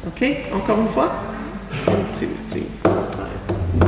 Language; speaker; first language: French; non-native, learner; English